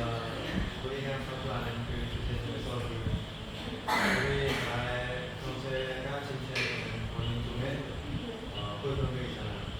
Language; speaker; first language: Korean; non-native, learner; Khmer